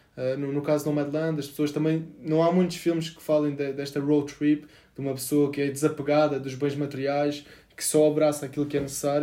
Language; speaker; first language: Portuguese; native; Portuguese